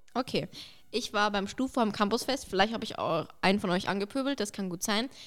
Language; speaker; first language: German; early bilingual, other home language; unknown